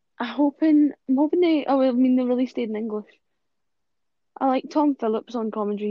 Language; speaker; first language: English; native; English